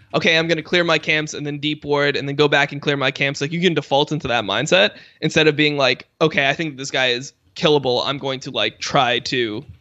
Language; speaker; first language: English; native; English